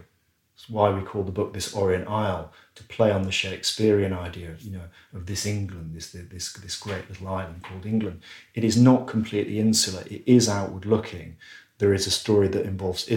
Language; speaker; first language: English; native; English